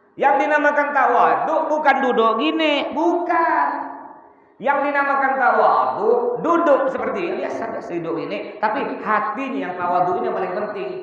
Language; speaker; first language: Malay; native; Malay